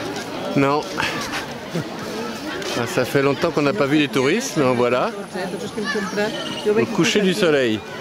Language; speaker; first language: French; native; French